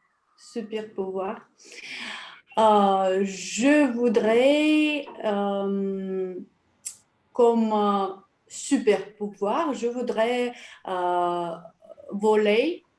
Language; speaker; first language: French; non-native, learner; Russian